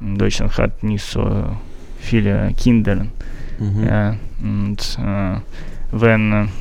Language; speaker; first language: German; non-native, learner; Russian